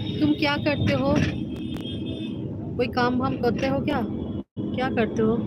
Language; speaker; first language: Hindi; non-native, local second language; Bangla